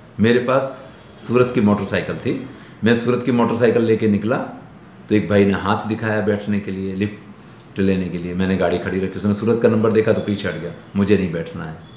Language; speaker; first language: Hindi; native; Hindi